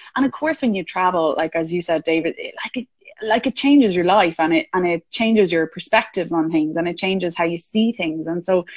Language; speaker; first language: English; native; English